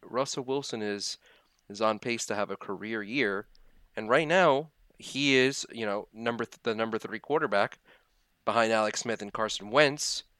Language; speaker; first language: English; native; English